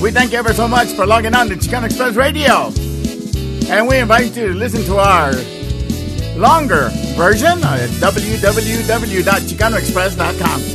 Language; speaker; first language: English; early bilingual, other home language; Spanish